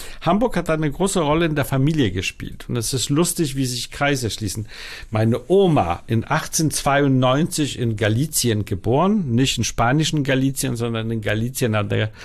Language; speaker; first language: German; early bilingual, heritage; Polish